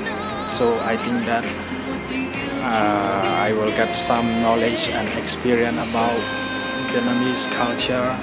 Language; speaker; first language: English; non-native, fluent; Burmese